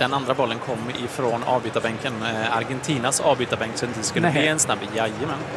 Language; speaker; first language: Swedish; native; Swedish